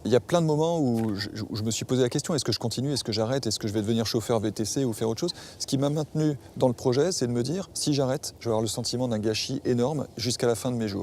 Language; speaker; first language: French; native; French